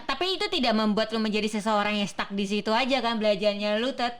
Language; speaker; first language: Indonesian; native; Indonesian